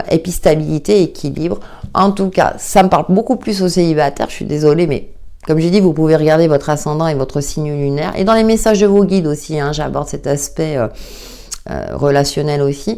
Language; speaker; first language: French; native; French